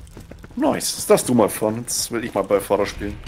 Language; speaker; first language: German; native; German